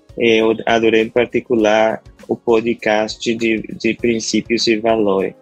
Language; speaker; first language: Portuguese; non-native, learner; Spanish